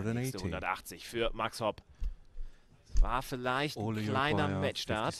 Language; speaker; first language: German; native; German